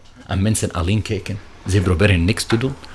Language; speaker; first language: Dutch; non-native, learner; Arabic